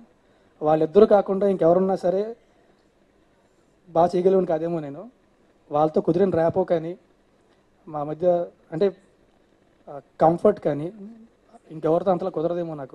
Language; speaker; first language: Telugu; native; Telugu